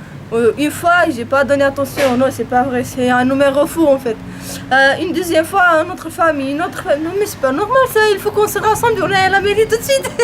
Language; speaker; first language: French; non-native, fluent; Romany